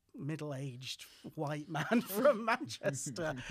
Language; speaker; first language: English; native; English